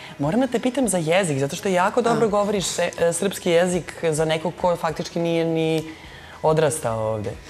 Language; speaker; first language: Serbian; native; Serbian